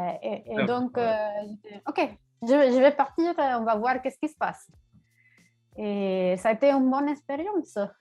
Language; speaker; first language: French; non-native, learner; Italian